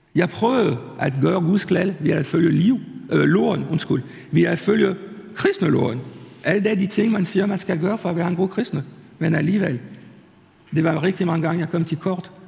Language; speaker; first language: Danish; non-native, fluent; French